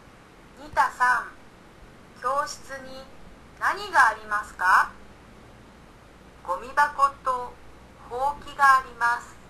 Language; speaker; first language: Japanese; non-native, learner; Indonesian